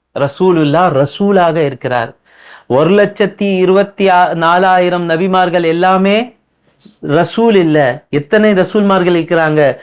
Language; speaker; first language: Tamil; non-native, local second language; Urdu